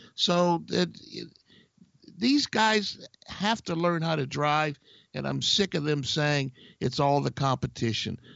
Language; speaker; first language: English; native; English